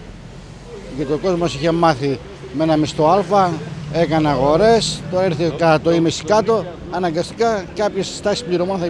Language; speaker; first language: Greek; native; Greek